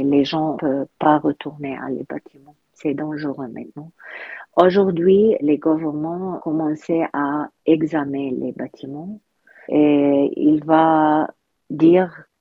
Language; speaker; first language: French; non-native, learner; Arabic